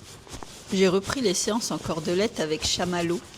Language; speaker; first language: French; native; French